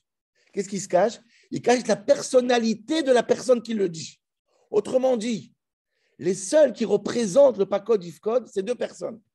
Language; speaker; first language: French; native; French